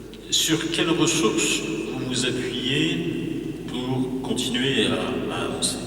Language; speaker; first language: French; native; French